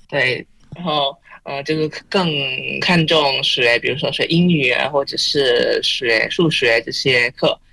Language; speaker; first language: Chinese; non-native, fluent; Indonesian